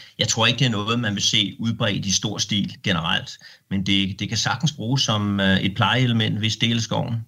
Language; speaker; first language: Danish; native; Danish